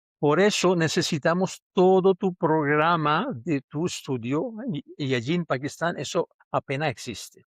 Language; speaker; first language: Spanish; non-native, fluent; Urdu